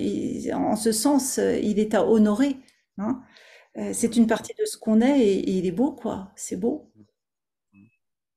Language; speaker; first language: French; native; French